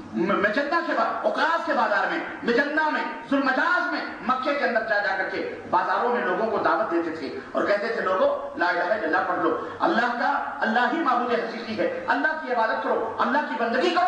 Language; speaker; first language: Urdu; native; Urdu